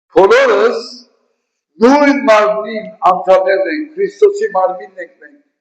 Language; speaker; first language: Armenian; native; Armenian